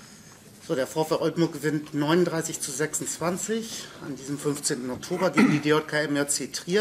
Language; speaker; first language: German; native; German